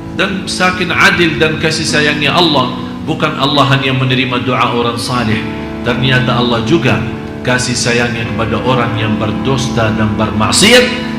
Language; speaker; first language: Indonesian; non-native, fluent; Arabic